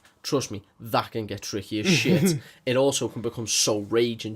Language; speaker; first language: English; native; English